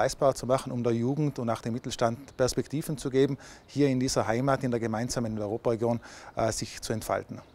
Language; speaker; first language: German; native; German